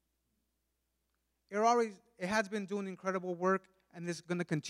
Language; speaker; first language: English; early bilingual, other home language; Spanish